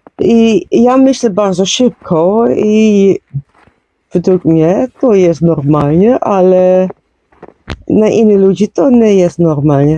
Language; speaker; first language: Polish; non-native, learner; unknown